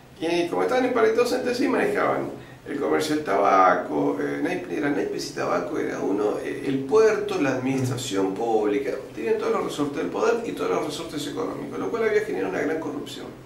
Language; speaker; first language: Spanish; native; Spanish